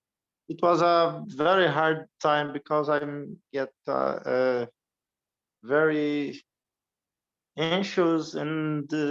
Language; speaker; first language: English; non-native, learner; Portuguese